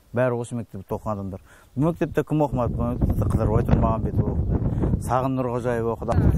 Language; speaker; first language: Kazakh; native; Kazakh